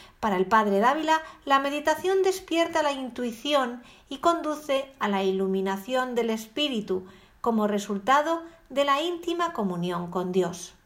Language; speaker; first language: Spanish; native; Spanish